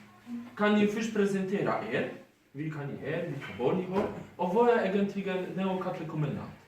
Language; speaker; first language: Swedish; non-native, fluent; Polish